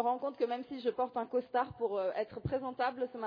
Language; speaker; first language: French; native; French